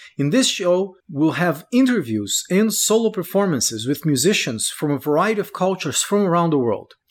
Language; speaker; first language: English; non-native, fluent; Portuguese